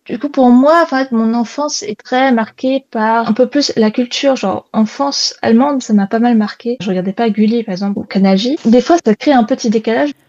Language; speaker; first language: French; native; French